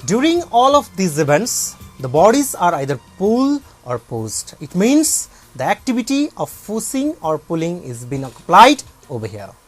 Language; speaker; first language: English; non-native, local second language; Nepali